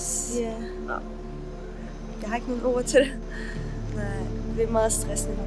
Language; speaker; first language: Danish; non-native, learner; Arabic